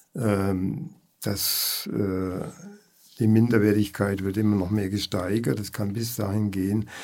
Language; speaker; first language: German; native; German